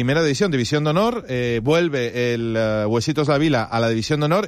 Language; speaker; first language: Spanish; native; Spanish